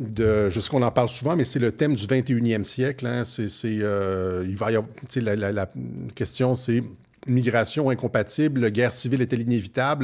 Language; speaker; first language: French; native; French